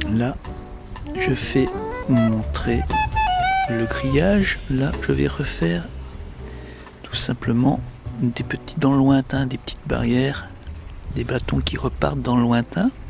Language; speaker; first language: French; native; French